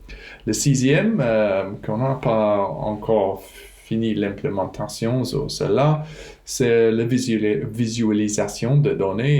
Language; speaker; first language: French; non-native, fluent; English